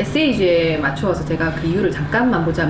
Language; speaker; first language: Korean; native; Korean